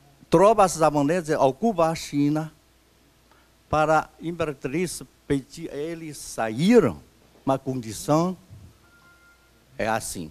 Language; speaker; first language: Portuguese; non-native, fluent; Chinese